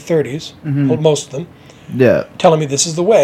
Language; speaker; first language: English; native; English